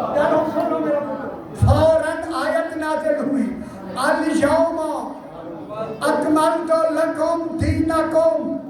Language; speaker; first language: Urdu; native; Urdu